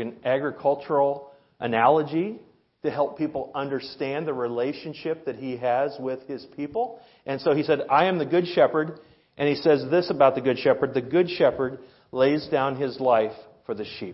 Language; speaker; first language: English; native; English